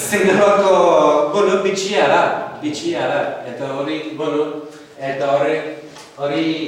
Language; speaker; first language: Basque; non-native, fluent; Welsh